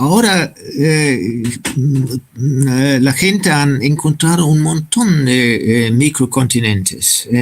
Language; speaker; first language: Spanish; non-native, fluent; German